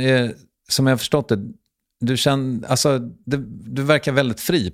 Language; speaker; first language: Swedish; native; Swedish